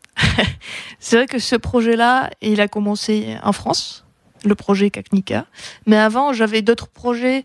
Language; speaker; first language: French; non-native, fluent; Russian